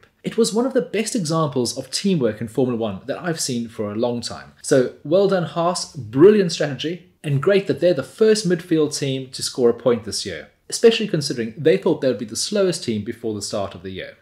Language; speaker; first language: English; native; English